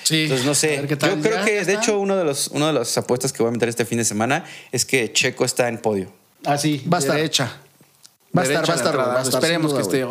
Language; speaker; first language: Spanish; native; Spanish